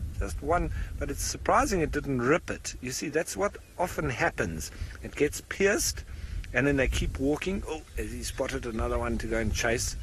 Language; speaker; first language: English; native; English